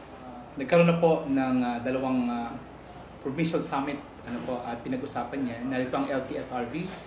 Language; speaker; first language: Filipino; native; Filipino